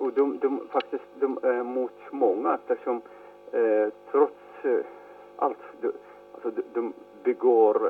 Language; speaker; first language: Swedish; non-native, fluent; Arabic